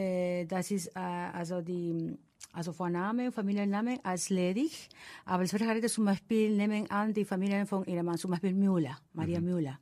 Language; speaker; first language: German; non-native, fluent; Spanish